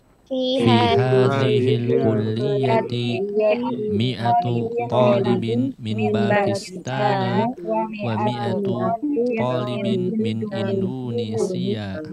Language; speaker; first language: Arabic; non-native, learner; Indonesian